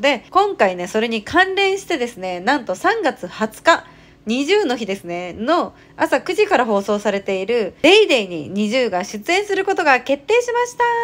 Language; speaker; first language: Japanese; native; Japanese